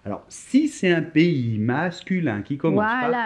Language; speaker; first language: French; native; French